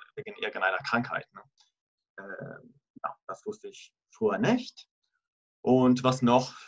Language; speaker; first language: German; non-native, fluent; Italian